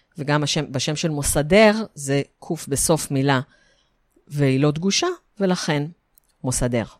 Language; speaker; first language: Hebrew; native; Hebrew